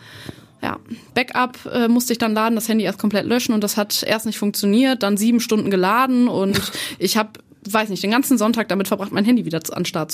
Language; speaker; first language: German; native; German